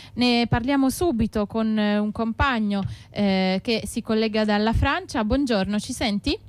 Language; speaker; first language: Italian; native; Italian